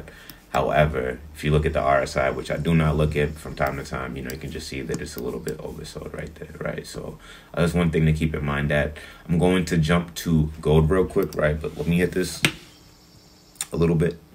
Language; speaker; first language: English; native; English